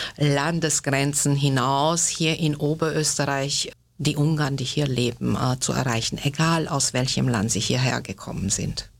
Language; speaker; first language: German; non-native, local second language; Hungarian